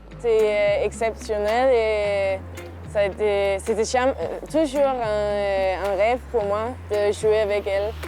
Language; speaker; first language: French; non-native, learner; Danish